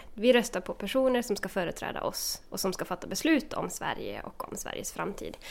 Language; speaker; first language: Swedish; native; Swedish